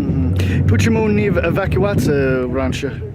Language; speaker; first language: Russian; non-native, learner; English